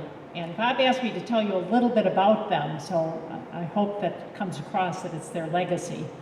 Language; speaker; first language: English; native; English